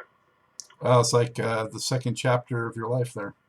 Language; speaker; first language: English; native; English